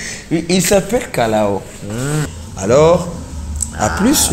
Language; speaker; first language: French; non-native, learner; Rundi